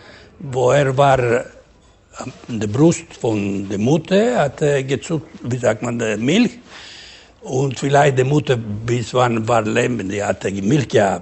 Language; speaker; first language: German; non-native, learner; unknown